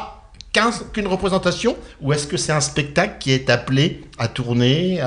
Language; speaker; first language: French; native; French